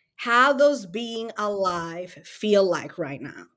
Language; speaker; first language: English; non-native, fluent; Spanish